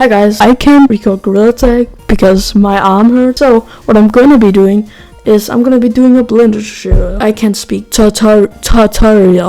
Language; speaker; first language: English; native; English